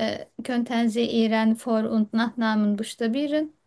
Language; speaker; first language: German; non-native, learner; Turkish